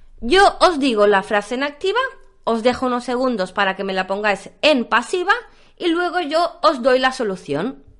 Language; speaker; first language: Spanish; native; Spanish